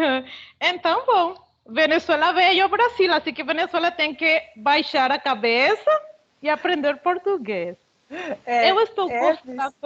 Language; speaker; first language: Portuguese; non-native, fluent; Spanish